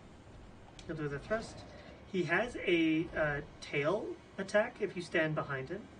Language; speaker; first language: English; native; English